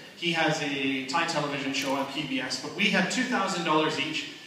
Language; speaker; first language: English; native; English